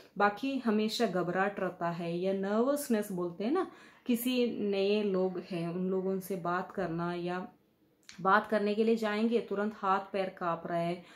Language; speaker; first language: Hindi; non-native, local second language; Kannada